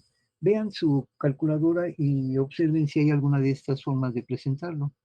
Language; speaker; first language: Spanish; native; Spanish